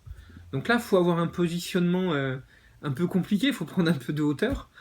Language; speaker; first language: French; native; French